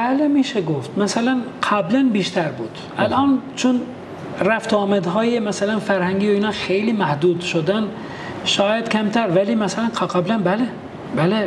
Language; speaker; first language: Persian; non-native, fluent; Albanian